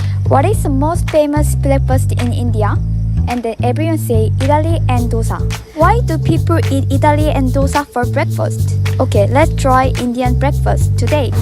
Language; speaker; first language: English; non-native, learner; Korean